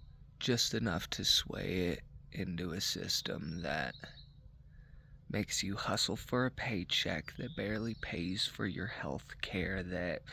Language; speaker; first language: English; native; English